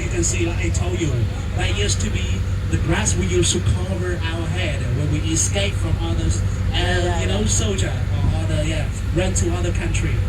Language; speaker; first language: English; non-native, fluent; Vietnamese